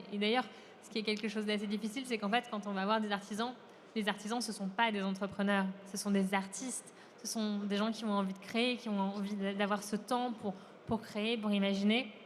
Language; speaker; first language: French; native; French